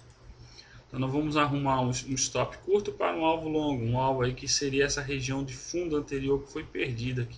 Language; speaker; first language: Portuguese; native; Portuguese